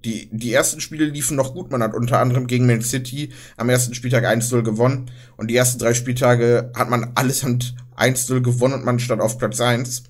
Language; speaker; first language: German; native; German